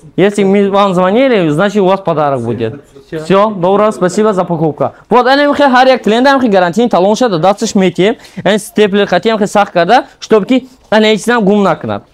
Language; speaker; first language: Russian; non-native, local second language; Tajik